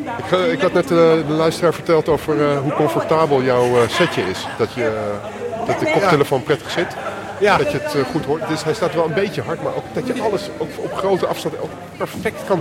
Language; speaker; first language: Dutch; native; Dutch